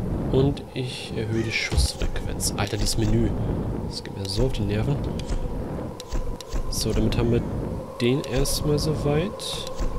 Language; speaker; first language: German; native; German